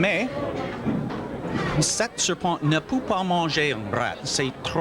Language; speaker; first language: French; non-native, learner; English